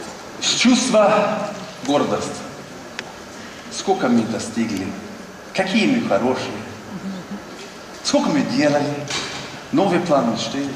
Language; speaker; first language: Russian; non-native, learner; Swedish